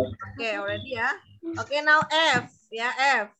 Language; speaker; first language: English; non-native, learner; Indonesian